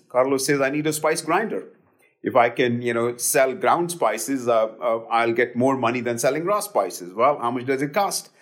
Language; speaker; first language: English; non-native, local second language; Hindi